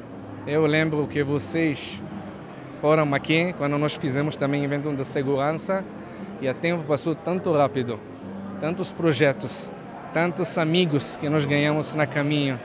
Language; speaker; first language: Portuguese; non-native, fluent; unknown